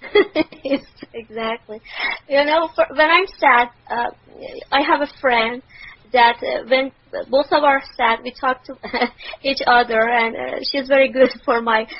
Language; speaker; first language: English; non-native, learner; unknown